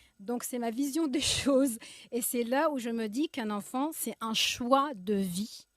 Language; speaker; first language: French; early bilingual, other home language; Arabic